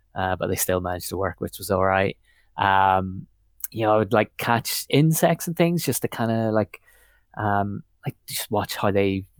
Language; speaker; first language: English; native; English